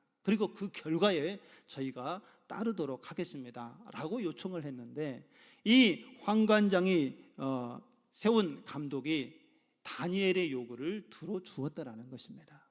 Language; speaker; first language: Korean; native; Korean